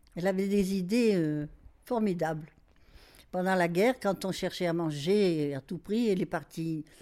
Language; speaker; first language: French; native; French